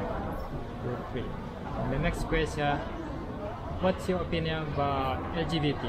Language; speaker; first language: English; non-native, learner; Indonesian